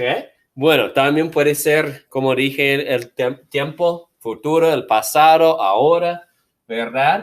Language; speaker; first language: Spanish; non-native, fluent; English